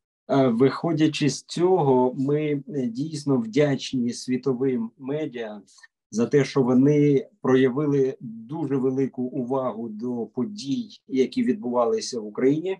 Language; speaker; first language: Ukrainian; native; Ukrainian